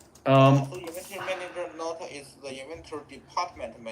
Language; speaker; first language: English; non-native, learner; Chinese